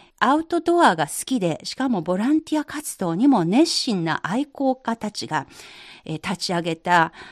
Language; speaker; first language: Japanese; non-native, fluent; Chinese